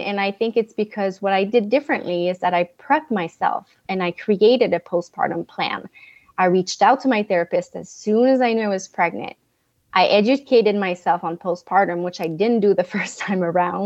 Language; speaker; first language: English; non-native, fluent; French